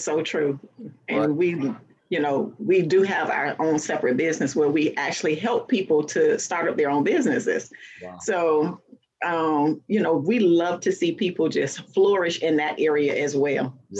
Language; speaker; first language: English; native; English